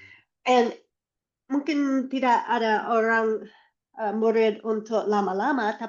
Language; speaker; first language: Indonesian; non-native, learner; English